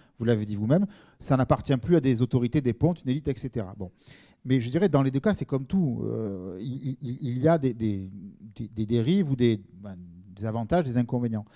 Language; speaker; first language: French; native; French